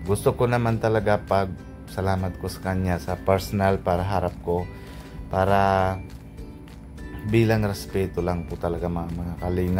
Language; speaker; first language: Filipino; non-native, learner; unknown